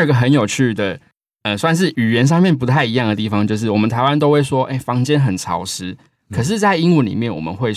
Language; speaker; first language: Chinese; native; Chinese